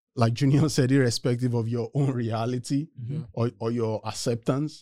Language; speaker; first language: English; non-native, local second language; Yoruba